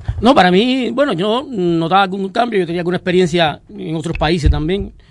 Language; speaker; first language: Spanish; native; Spanish